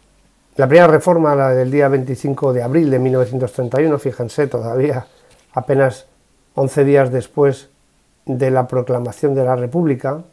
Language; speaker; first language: Spanish; native; Spanish